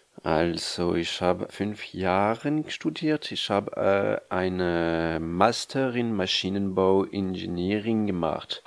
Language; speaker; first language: German; non-native, fluent; French